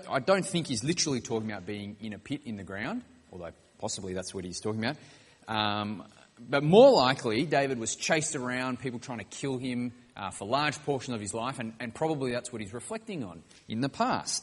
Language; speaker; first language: English; native; English